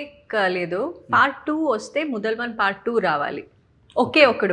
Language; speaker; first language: Telugu; non-native, local second language; Tamil